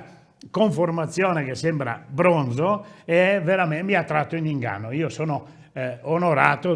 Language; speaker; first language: Italian; native; Italian